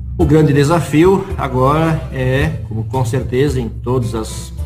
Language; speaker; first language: Portuguese; native; Portuguese